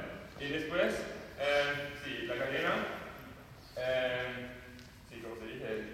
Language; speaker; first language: Spanish; non-native, learner; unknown